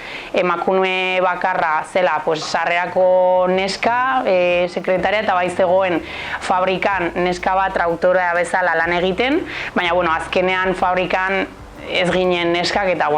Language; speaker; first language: Basque; non-native, local second language; Spanish